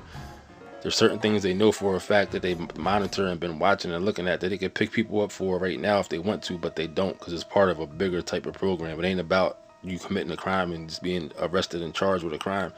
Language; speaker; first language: English; native; English